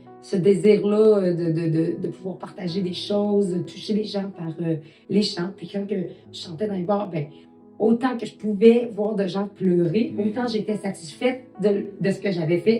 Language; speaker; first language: French; native; French